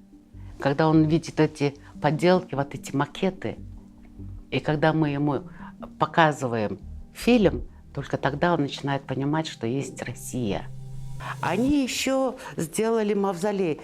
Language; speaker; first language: Russian; non-native, fluent; Mongolian